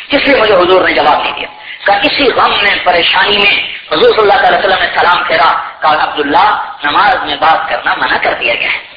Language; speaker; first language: Urdu; non-native, local second language; Punjabi